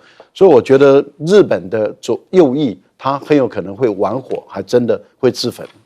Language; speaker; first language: Chinese; native; Chinese